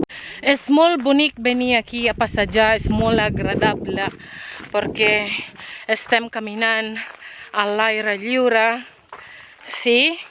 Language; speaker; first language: Catalan; non-native, learner; Filipino